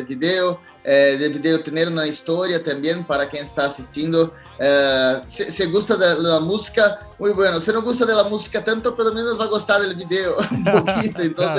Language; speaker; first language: Spanish; non-native, learner; Portuguese